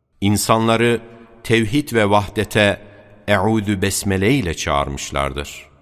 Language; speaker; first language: Turkish; native; Turkish